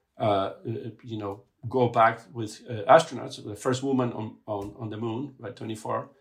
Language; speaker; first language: English; non-native, fluent; Spanish